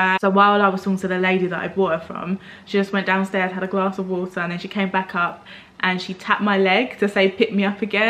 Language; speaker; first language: English; native; English